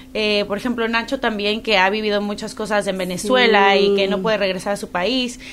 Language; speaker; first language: Spanish; native; Spanish